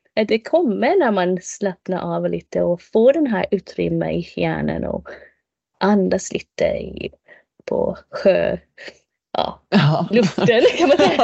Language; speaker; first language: Swedish; non-native, fluent; English